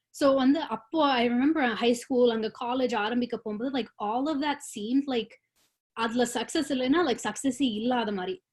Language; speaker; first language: Tamil; early bilingual, other home language; English